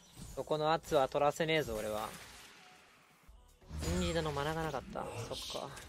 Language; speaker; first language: Japanese; native; Japanese